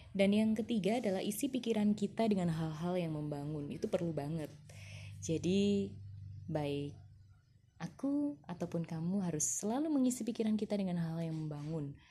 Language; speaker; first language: Indonesian; non-native, local second language; Javanese